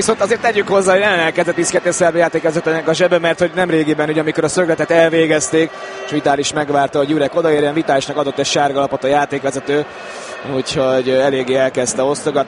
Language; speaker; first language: Hungarian; native; Hungarian